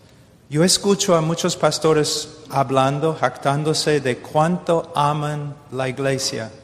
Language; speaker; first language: Spanish; non-native, fluent; English